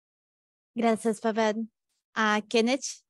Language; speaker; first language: Spanish; non-native, fluent; Portuguese